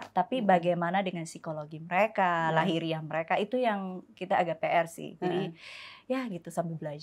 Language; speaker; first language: Indonesian; native; Indonesian